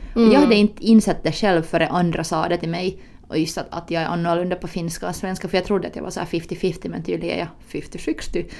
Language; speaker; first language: Swedish; early bilingual, other home language; Finnish